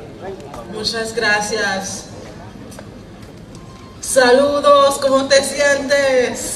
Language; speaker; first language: Spanish; early bilingual, heritage; Spanish